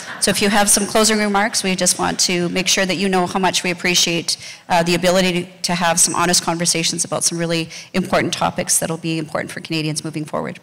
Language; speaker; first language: English; native; English